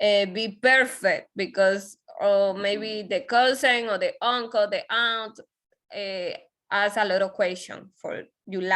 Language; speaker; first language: English; non-native, learner; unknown